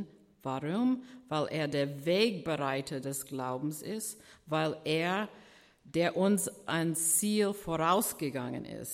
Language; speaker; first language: German; non-native, fluent; English